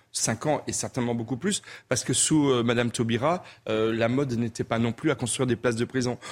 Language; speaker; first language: French; native; French